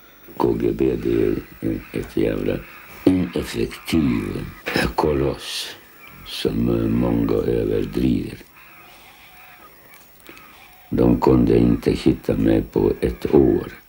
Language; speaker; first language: Swedish; non-native, fluent; Lithuanian